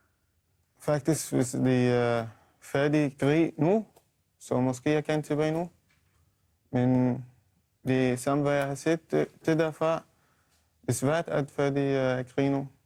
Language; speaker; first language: Danish; non-native, learner; Arabic